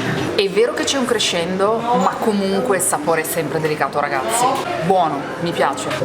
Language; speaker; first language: Italian; native; Italian